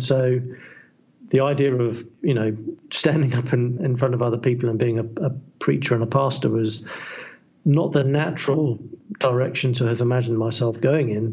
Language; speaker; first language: English; native; English